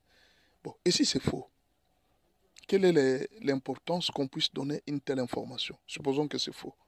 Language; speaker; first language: French; non-native, local second language; Lingala